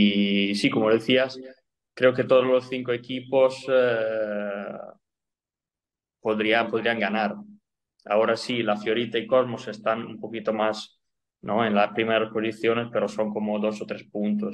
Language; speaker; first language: Spanish; non-native, fluent; Italian